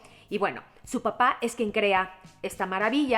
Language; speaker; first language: Spanish; native; Spanish